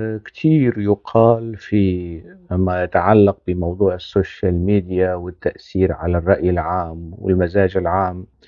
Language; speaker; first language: Arabic; non-native, local second language; Kurdish